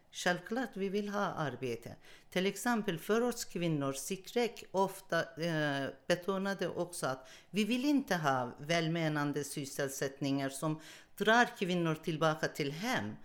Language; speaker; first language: Swedish; non-native, learner; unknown